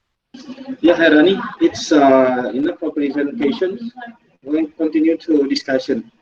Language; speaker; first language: English; non-native, learner; Indonesian